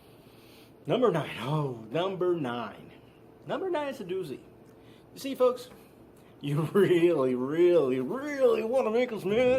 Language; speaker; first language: English; native; English